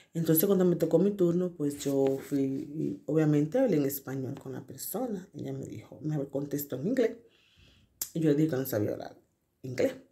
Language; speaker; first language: Spanish; native; Spanish